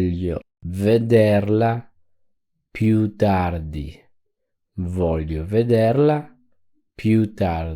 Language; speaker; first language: Italian; non-native, fluent; Spanish